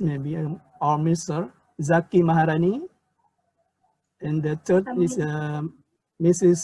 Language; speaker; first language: English; non-native, learner; Indonesian